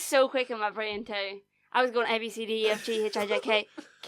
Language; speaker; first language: English; native; English